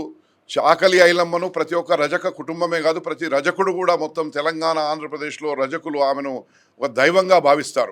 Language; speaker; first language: Telugu; native; Telugu